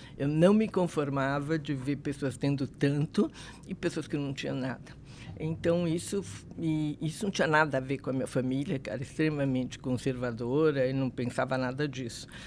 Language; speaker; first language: Portuguese; native; Portuguese